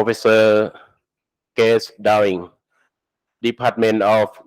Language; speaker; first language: English; non-native, learner; Thai